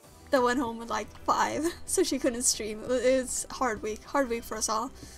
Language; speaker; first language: English; non-native, fluent; Swedish